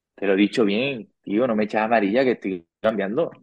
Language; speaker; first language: Spanish; native; Spanish